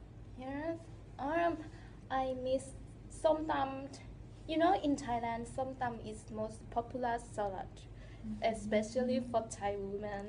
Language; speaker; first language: English; non-native, learner; Thai